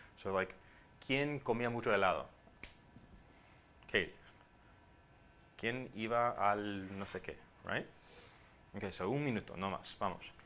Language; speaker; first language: Spanish; non-native, fluent; English